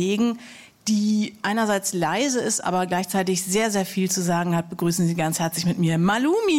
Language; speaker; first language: German; native; German